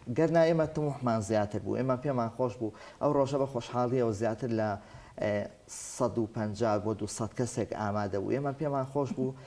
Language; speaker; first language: Central Kurdish; native; Central Kurdish